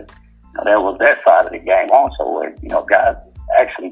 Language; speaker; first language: English; native; English